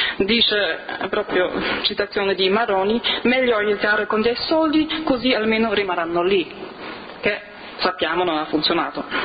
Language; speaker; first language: Italian; non-native, fluent; Arabic